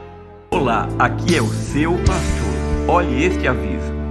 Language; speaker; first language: Portuguese; native; Portuguese